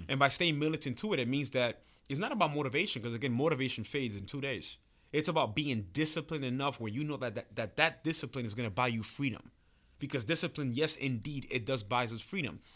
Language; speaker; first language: English; early bilingual, other home language; Spanish